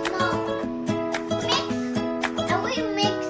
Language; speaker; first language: English; non-native, learner; Indonesian